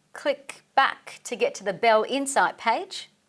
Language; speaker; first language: English; native; English